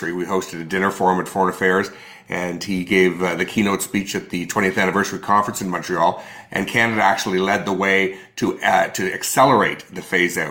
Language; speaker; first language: English; native; English